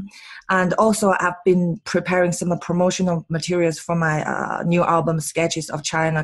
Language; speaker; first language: English; non-native, fluent; Chinese